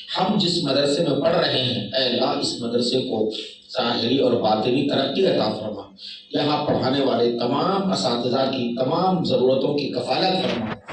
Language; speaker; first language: Urdu; native; Urdu